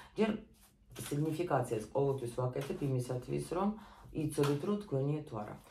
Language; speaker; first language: Georgian; non-native, local second language; Russian